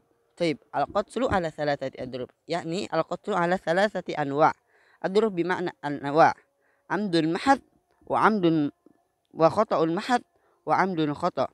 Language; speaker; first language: Arabic; non-native, fluent; Indonesian